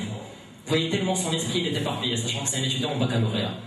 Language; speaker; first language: French; non-native, local second language; Arabic